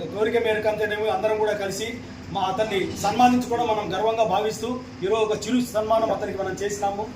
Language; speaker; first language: Telugu; native; Telugu